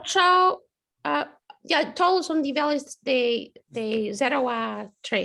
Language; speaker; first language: Spanish; non-native, fluent; English